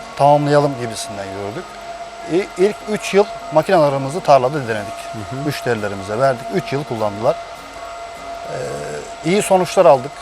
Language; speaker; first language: Turkish; native; Turkish